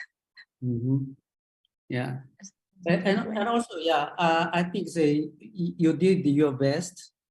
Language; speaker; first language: English; non-native, learner; Japanese